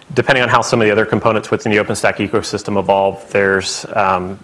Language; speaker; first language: English; native; English